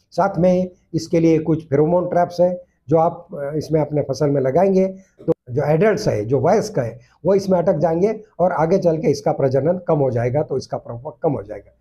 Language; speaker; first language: Hindi; non-native, local second language; Marathi